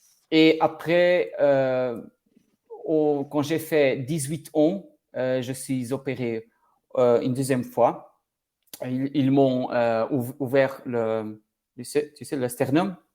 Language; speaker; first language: French; non-native, learner; Portuguese